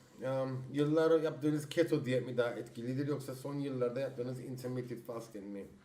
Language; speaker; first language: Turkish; early bilingual, heritage; English